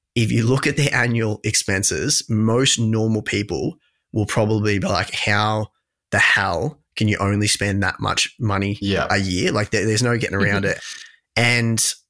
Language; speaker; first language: English; native; English